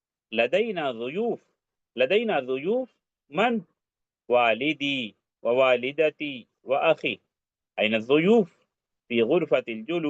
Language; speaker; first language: Arabic; non-native, fluent; Urdu